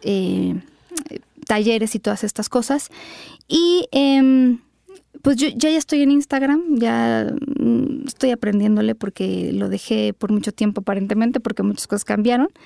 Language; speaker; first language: Spanish; native; Spanish